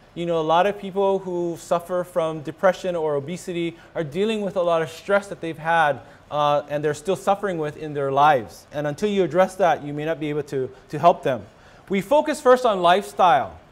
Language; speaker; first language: English; native; English